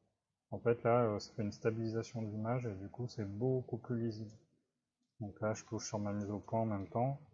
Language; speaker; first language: French; native; French